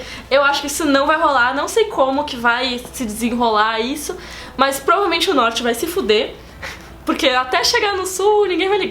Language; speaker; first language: Portuguese; native; Portuguese